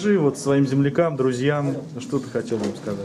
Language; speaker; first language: Russian; native; Russian